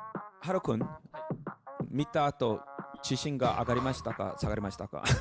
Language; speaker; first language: Japanese; non-native, learner; Korean